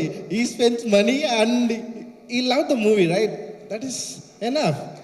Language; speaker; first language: English; non-native, local second language; Tamil